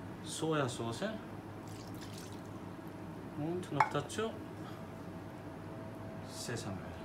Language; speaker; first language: German; non-native, learner; Korean